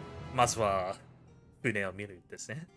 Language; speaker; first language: Japanese; non-native, learner; English